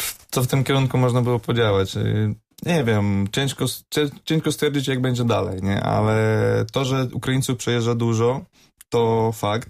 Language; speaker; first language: Polish; non-native, fluent; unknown